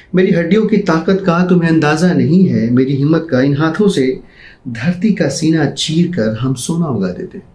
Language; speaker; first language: Hindi; native; Hindi